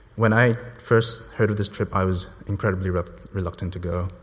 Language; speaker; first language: English; non-native, local second language; Cantonese